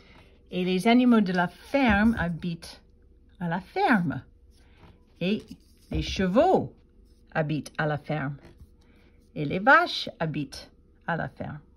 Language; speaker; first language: French; non-native, fluent; English